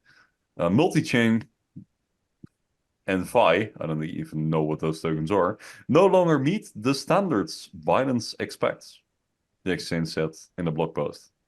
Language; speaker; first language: English; non-native, fluent; Dutch